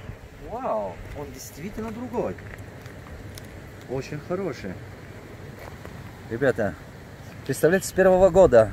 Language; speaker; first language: Russian; non-native, local second language; Tajik